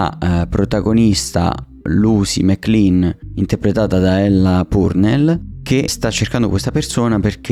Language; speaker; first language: Italian; native; Italian